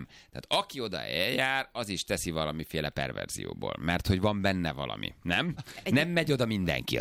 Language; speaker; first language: Hungarian; native; Hungarian